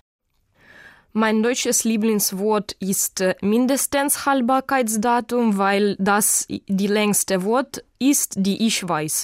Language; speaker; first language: German; non-native, learner; Ukrainian